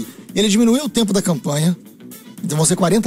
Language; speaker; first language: Portuguese; native; Portuguese